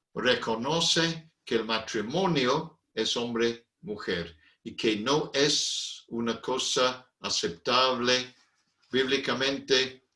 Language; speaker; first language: Spanish; non-native, fluent; English